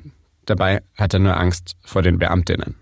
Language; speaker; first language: German; native; German